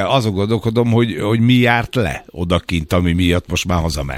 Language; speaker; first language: Hungarian; native; Hungarian